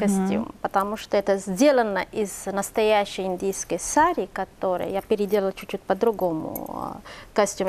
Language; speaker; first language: Russian; non-native, fluent; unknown